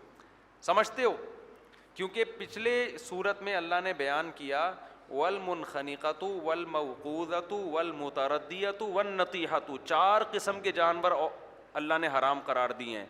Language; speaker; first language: Urdu; native; Urdu